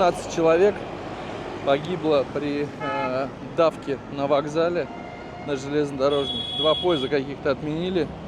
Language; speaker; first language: Russian; native; Russian